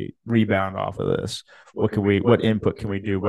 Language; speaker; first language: English; native; English